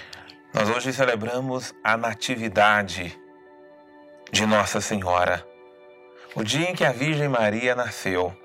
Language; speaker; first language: Portuguese; native; Portuguese